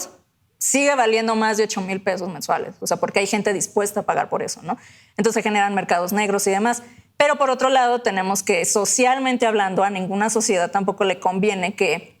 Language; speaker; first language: Spanish; native; Spanish